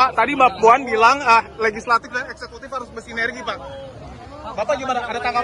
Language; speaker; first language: Indonesian; native; Indonesian